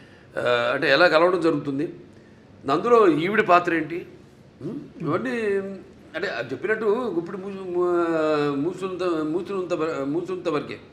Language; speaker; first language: Telugu; native; Telugu